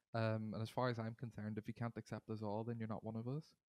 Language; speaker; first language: English; native; English